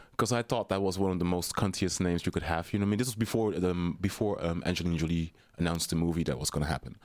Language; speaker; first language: English; non-native, fluent; Dutch